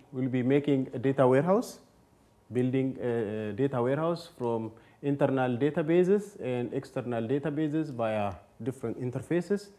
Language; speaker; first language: English; non-native, fluent; Amharic